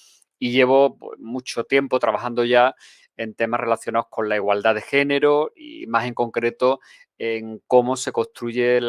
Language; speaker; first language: Spanish; native; Spanish